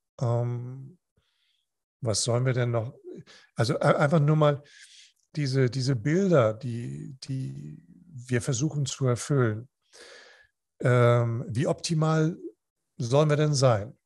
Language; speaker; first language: German; non-native, fluent; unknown